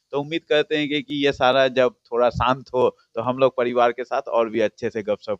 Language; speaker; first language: Hindi; native; Hindi